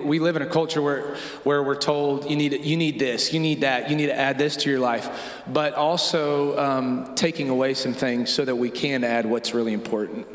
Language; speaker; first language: English; native; English